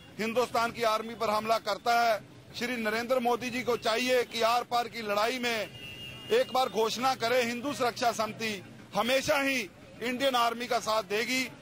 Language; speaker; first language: Hindi; non-native, local second language; Punjabi